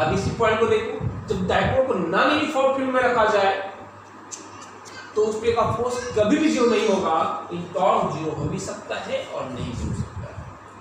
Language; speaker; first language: Hindi; native; Hindi